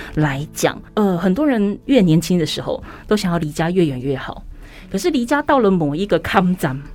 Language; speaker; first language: Chinese; native; Chinese